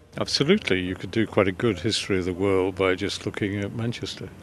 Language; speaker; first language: English; native; English